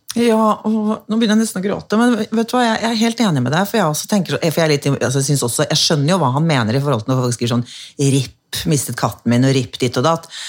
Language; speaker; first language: Norwegian; native; Norwegian